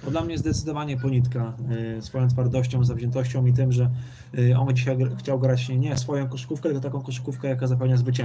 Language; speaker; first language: Polish; native; Polish